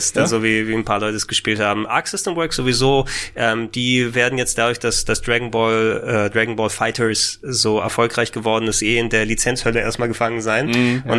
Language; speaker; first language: German; native; German